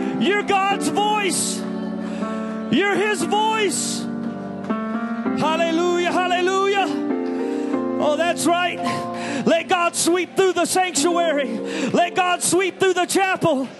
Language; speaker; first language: English; native; English